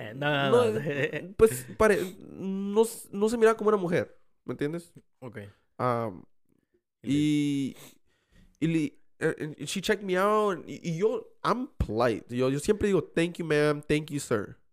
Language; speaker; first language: Spanish; early bilingual, heritage; Spanish